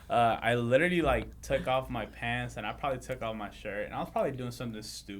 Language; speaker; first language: English; native; English